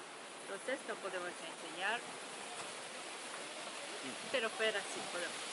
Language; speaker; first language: Spanish; non-native, learner; Japanese